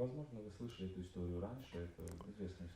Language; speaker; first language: Russian; native; Russian